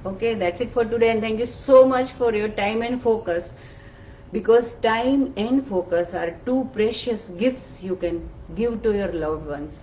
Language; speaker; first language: English; non-native, local second language; Gujarati